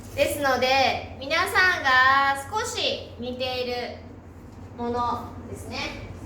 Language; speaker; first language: Japanese; native; Japanese